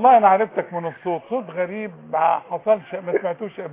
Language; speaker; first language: Arabic; native; Arabic